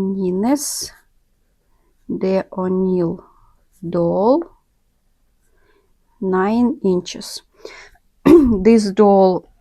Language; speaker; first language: English; non-native, learner; Russian